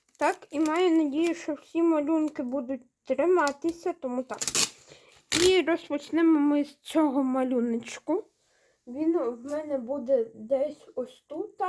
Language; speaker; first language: Ukrainian; non-native, local second language; Russian